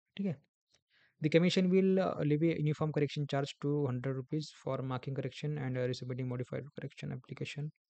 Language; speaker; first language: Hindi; non-native, local second language; Marathi